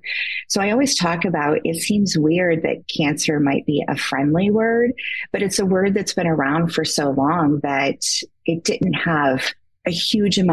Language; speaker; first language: English; native; English